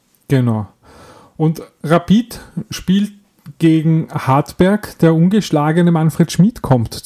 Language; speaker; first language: German; native; German